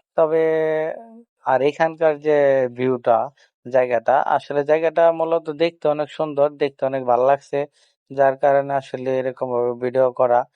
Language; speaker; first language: Bangla; native; Bangla